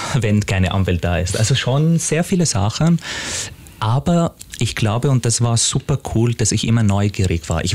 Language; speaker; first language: German; non-native, fluent; Arabic